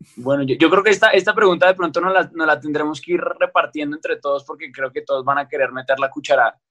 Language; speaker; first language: Spanish; native; Spanish